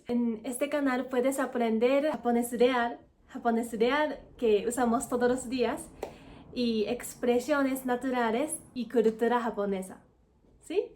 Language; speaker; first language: Spanish; non-native, fluent; Japanese